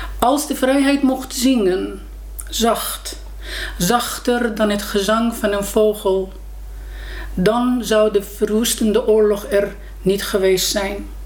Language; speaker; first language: Dutch; non-native, fluent; Persian